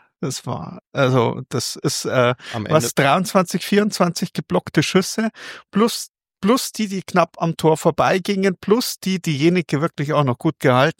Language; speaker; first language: German; native; German